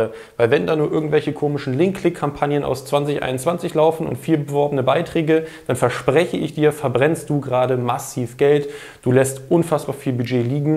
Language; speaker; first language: German; native; German